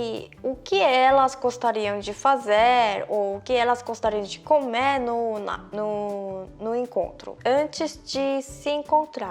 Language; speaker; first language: Portuguese; non-native, fluent; Korean